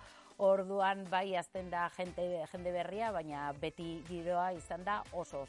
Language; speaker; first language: Basque; non-native, local second language; Spanish